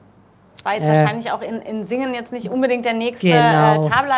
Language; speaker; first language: German; native; German